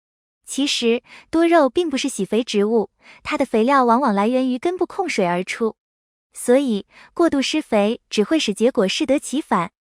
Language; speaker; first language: Chinese; native; Chinese